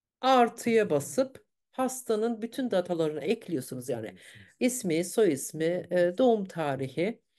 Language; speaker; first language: Turkish; early bilingual, heritage; Turkish